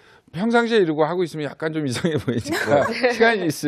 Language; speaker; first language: Korean; native; Korean